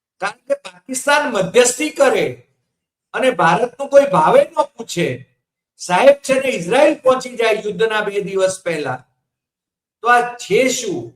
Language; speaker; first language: Gujarati; native; Gujarati